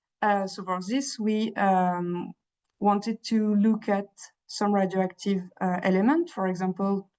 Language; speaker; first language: English; non-native, fluent; French